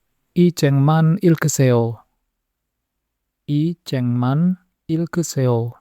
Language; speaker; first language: Korean; non-native, fluent; Indonesian